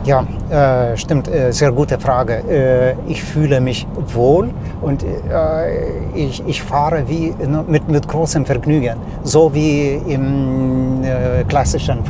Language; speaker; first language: German; non-native, learner; Lithuanian